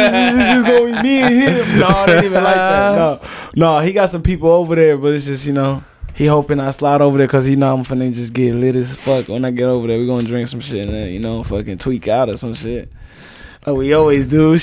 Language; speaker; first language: English; early bilingual, other home language; Rundi